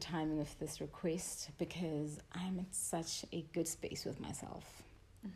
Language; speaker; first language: English; non-native, local second language; Tswana